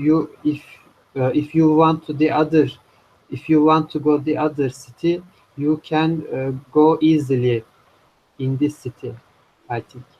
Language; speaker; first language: English; non-native, learner; Turkish